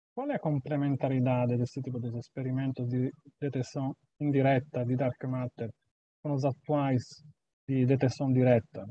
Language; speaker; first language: Portuguese; non-native, fluent; Italian